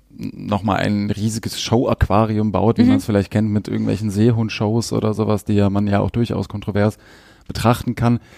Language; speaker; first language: German; native; German